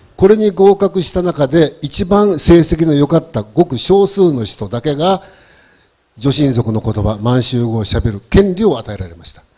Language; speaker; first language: Japanese; native; Japanese